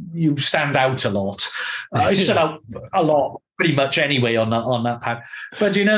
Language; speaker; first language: English; native; English